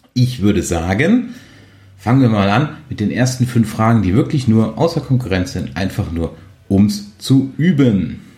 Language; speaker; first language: German; native; German